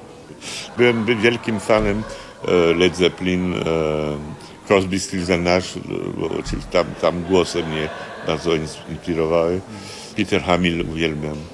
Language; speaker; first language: Polish; non-native, fluent; French